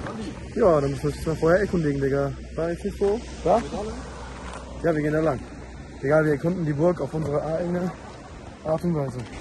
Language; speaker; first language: German; native; German